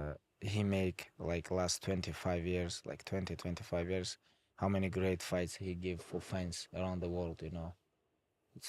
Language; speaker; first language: English; non-native, fluent; Avaric